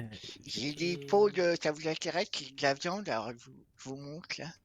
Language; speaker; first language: French; native; French